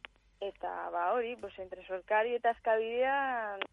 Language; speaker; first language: Basque; non-native, local second language; Spanish